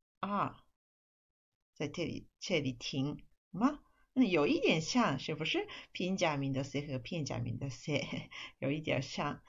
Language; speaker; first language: Chinese; non-native, fluent; Japanese